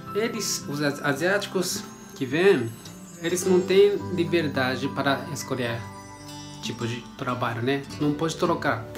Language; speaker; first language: Portuguese; non-native, learner; Japanese